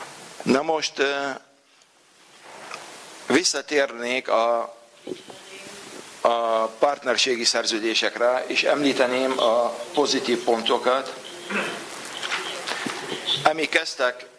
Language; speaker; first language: Hungarian; non-native, fluent; Arabic